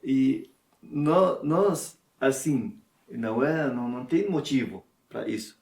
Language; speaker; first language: Portuguese; non-native, learner; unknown